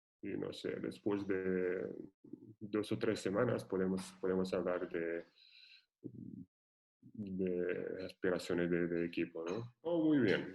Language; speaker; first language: Spanish; non-native, fluent; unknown